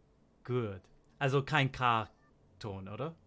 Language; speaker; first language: German; non-native, learner; English